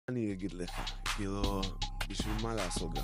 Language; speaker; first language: Hebrew; non-native, fluent; Russian